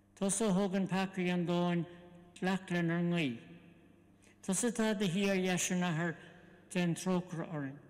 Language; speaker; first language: Irish; non-native, local second language; English